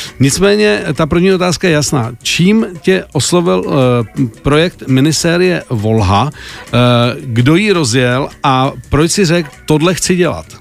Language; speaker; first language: Czech; native; Czech